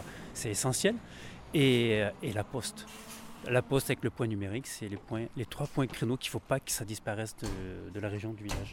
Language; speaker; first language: French; native; French